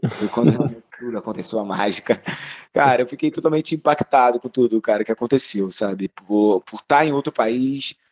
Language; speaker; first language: Portuguese; native; Portuguese